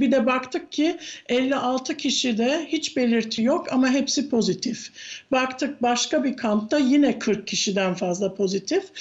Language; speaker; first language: Turkish; early bilingual, heritage; Turkish